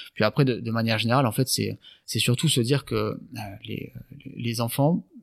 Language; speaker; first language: French; native; French